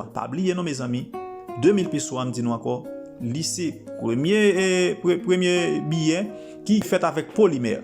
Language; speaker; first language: French; non-native, local second language; Haitian Creole